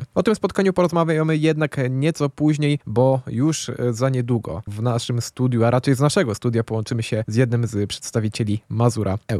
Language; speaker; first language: Polish; native; Polish